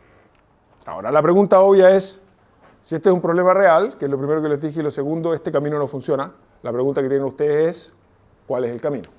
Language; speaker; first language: Spanish; native; Spanish